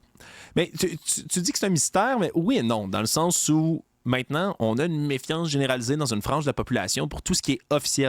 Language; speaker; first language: French; native; French